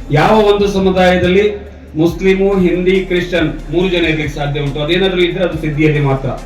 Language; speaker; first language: Kannada; native; Kannada